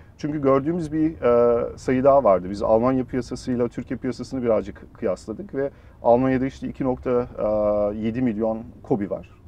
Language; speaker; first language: Turkish; early bilingual, heritage; Turkish